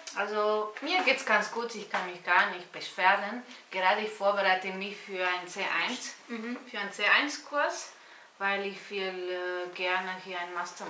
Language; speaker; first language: German; non-native, fluent; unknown